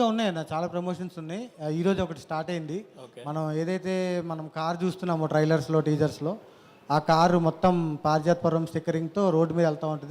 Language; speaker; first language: Telugu; native; Telugu